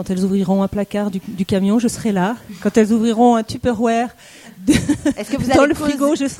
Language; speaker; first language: French; native; French